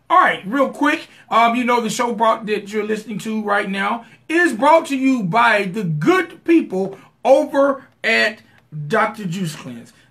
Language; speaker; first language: English; native; English